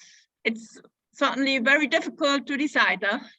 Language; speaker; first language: English; non-native, fluent; German